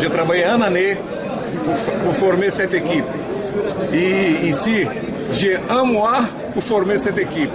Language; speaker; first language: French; non-native, learner; Portuguese